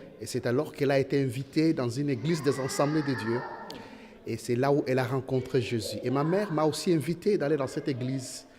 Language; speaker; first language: French; non-native, local second language; Lingala